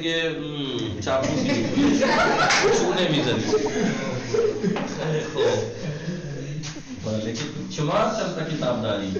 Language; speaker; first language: Persian; non-native, fluent; Urdu